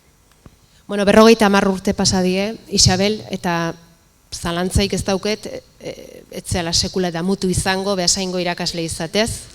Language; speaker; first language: Basque; native; Basque